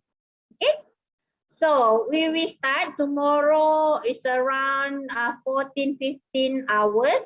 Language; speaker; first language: English; non-native, local second language; Malay